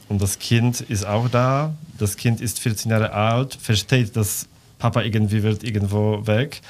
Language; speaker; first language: German; non-native, fluent; Polish